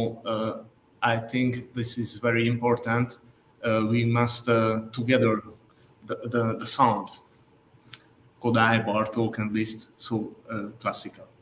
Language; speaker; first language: English; non-native, learner; Hungarian